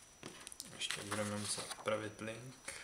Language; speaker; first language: Czech; native; Czech